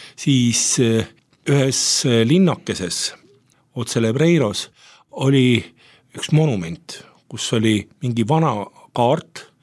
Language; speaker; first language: Estonian; native; Estonian